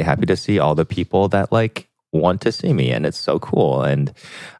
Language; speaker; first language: English; native; English